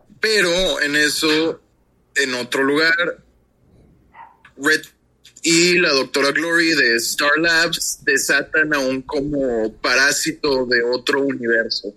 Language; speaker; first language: Spanish; native; Spanish